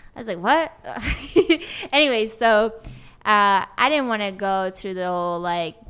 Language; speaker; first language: English; non-native, fluent; Swedish